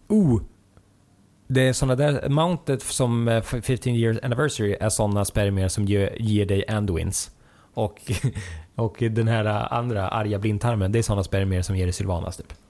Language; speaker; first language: Swedish; native; Swedish